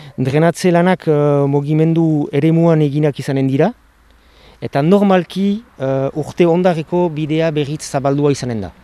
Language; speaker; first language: Basque; native; Basque